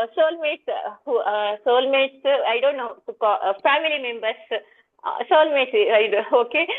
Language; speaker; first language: English; non-native, local second language; Hindi